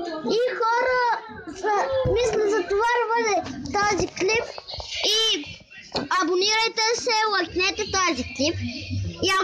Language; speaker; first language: Bulgarian; native; Bulgarian